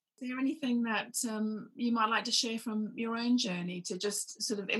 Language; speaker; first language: English; native; English